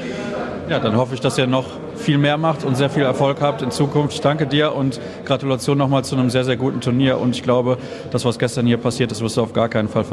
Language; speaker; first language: German; native; German